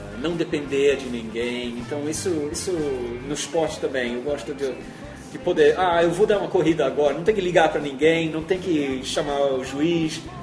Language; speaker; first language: Portuguese; non-native, fluent; English